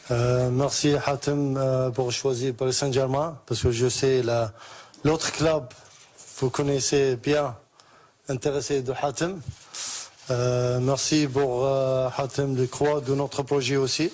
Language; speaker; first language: French; non-native, learner; Arabic